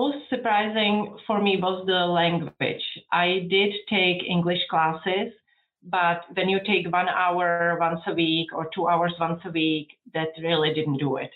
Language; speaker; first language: English; non-native, fluent; Czech